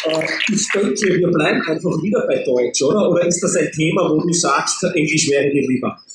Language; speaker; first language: German; native; German